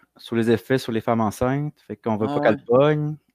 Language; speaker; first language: French; native; French